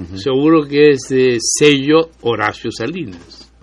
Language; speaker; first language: Spanish; native; Spanish